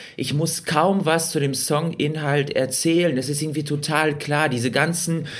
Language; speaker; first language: German; early bilingual, other home language; Russian